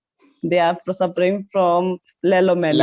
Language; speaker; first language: English; non-native, learner; Hindi